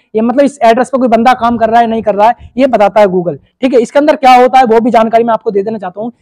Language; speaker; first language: Hindi; native; Hindi